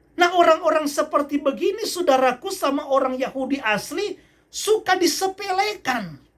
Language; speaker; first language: Indonesian; native; Indonesian